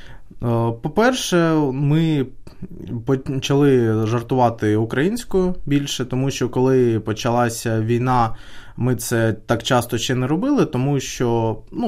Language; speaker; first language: Ukrainian; native; Ukrainian